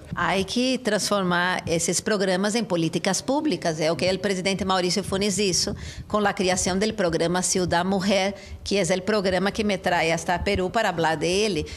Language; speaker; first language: Portuguese; native; Portuguese